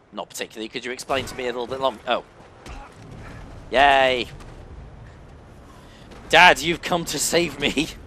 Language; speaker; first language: English; native; English